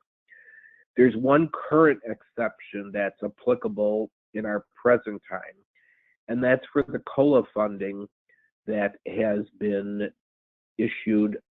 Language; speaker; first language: English; native; English